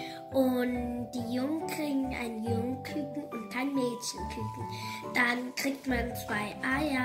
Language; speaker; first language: German; early bilingual, other home language; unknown